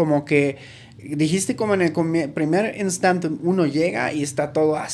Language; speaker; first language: Spanish; native; Spanish